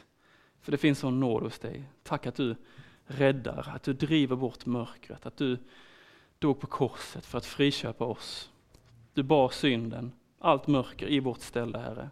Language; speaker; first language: Swedish; native; Swedish